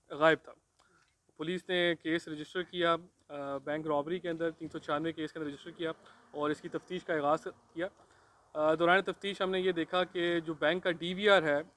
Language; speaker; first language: Urdu; non-native, local second language; Pashto